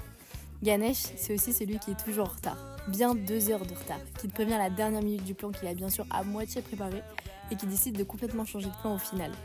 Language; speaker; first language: French; native; French